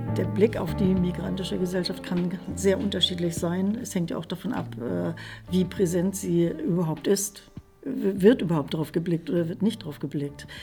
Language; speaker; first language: German; native; German